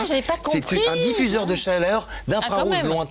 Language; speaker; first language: French; native; French